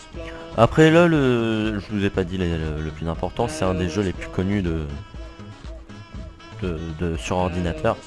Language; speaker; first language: French; native; French